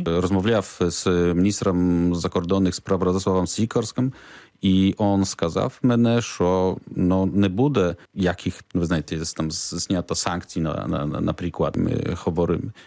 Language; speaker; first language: Ukrainian; non-native, learner; Polish